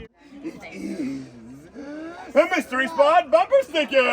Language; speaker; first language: English; native; English